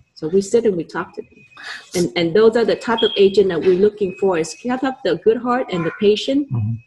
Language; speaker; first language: English; non-native, fluent; Vietnamese